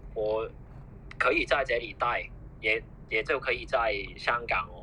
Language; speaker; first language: Chinese; non-native, fluent; Cantonese